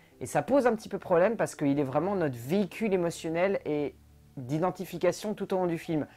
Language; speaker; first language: French; native; French